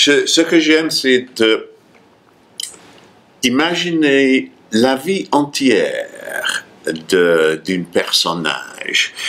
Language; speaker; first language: French; non-native, fluent; English